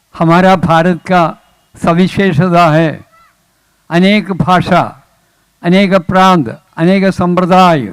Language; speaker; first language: Hindi; non-native, local second language; Malayalam